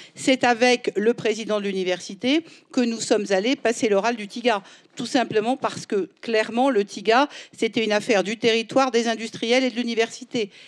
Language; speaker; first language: French; native; French